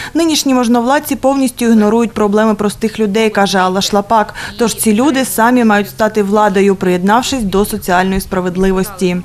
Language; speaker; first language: Ukrainian; native; Ukrainian